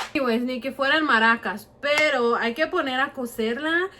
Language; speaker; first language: Spanish; early bilingual, other home language; English